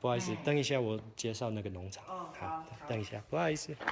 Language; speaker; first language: Chinese; non-native, learner; English